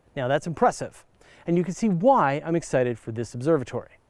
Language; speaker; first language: English; native; English